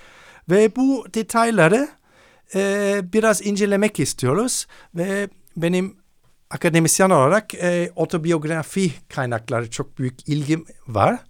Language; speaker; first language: Turkish; non-native, fluent; German